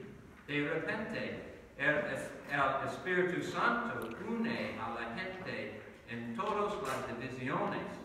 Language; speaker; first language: Spanish; non-native, learner; English